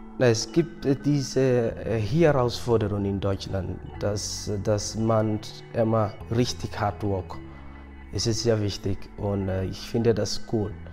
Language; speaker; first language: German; non-native, learner; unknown